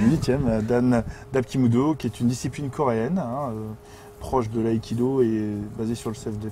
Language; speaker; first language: French; native; French